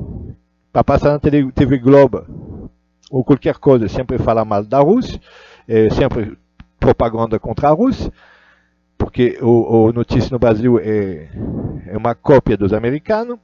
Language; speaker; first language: Portuguese; non-native, learner; Russian